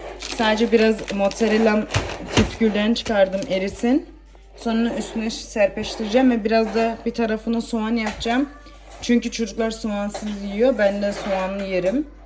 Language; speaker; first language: Turkish; early bilingual, heritage; Turkish